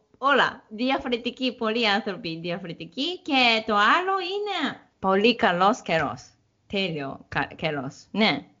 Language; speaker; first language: Greek; non-native, learner; Japanese